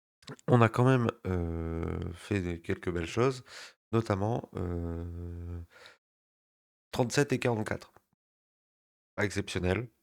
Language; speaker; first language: French; native; French